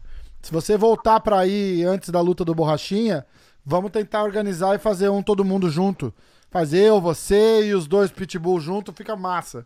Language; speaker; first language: Portuguese; native; Portuguese